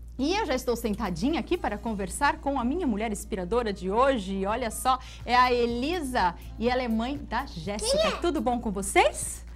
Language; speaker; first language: Portuguese; native; Portuguese